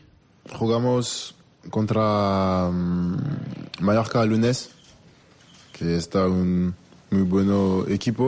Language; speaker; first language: Spanish; non-native, learner; French